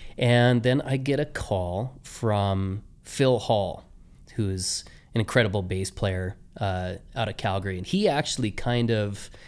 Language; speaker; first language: English; native; English